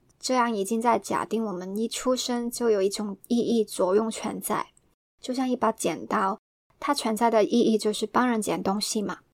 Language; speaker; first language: Chinese; non-native, local second language; Cantonese